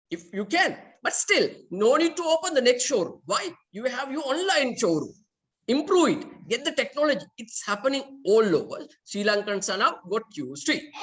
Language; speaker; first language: English; non-native, local second language; Sinhala